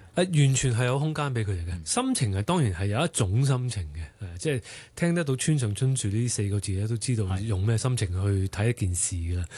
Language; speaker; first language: Cantonese; native; Cantonese